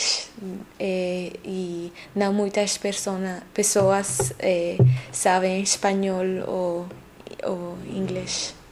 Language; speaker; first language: Portuguese; non-native, learner; Spanish